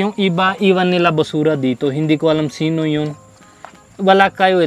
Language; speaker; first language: Filipino; non-native, learner; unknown